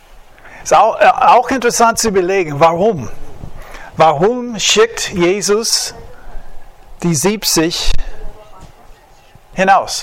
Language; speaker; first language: German; non-native, fluent; English